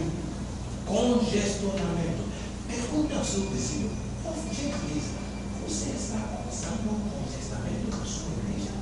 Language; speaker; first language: Portuguese; non-native, fluent; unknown